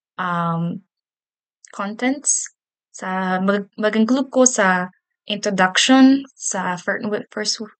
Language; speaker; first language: Cebuano; non-native, learner; English